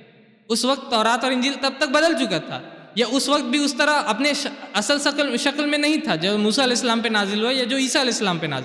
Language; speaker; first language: Urdu; native; Urdu